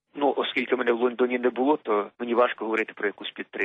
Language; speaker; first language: Ukrainian; native; Ukrainian